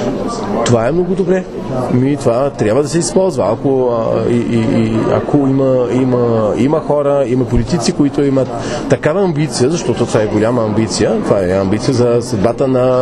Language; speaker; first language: Bulgarian; non-native, fluent; French